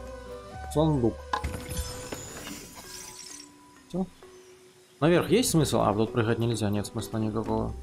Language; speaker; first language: Russian; native; Russian